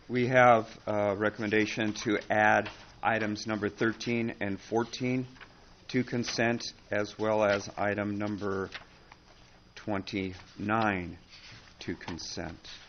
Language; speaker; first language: English; native; English